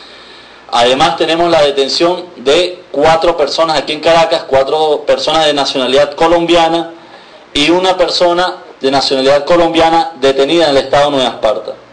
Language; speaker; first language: Spanish; native; Spanish